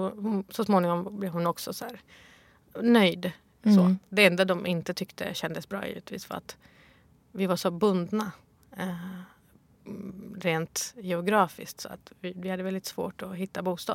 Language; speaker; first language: Swedish; early bilingual, other home language; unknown